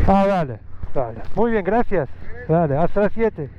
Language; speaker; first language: Spanish; non-native, learner; Persian